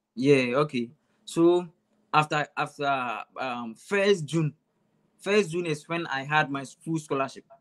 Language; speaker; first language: English; non-native, local second language; Akan